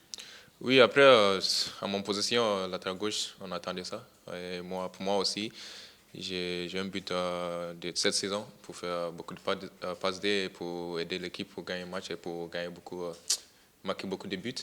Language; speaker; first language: French; non-native, fluent; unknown